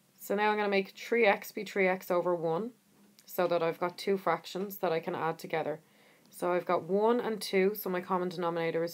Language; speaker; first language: English; native; English